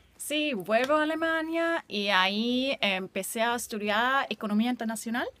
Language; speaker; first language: Spanish; non-native, fluent; German